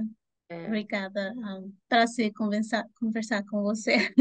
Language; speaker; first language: Portuguese; non-native, fluent; Spanish